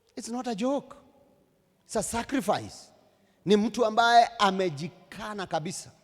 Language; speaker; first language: English; non-native, local second language; Swahili